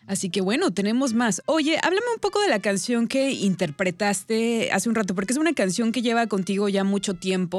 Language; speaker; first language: Spanish; native; Spanish